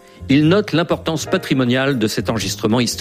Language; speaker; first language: French; native; French